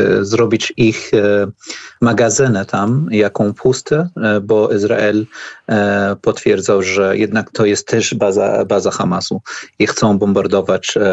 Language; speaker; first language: Polish; non-native, learner; Arabic